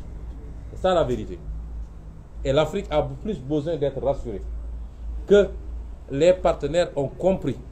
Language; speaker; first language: French; non-native, local second language; Wolof